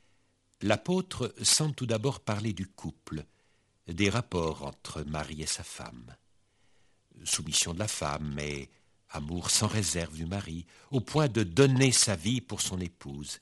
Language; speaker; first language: French; native; French